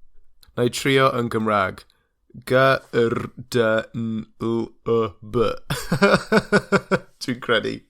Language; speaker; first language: Welsh; non-native, fluent; English